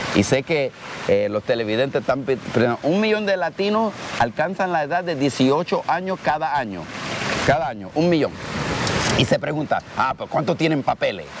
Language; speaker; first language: Spanish; early bilingual, heritage; Spanish